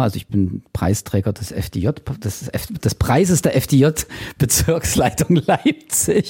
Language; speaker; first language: German; native; German